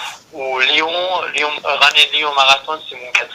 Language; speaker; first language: French; non-native, learner; Arabic